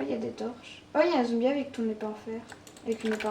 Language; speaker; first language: French; native; French